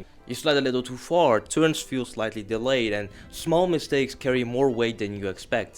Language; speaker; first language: English; non-native, fluent; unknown